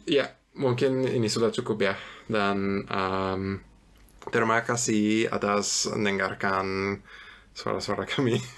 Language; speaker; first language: Indonesian; non-native, fluent; German